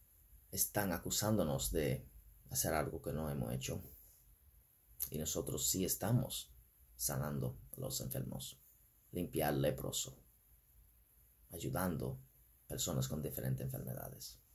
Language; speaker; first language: Spanish; non-native, fluent; English